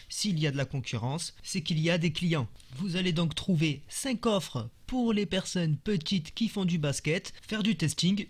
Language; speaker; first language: French; native; French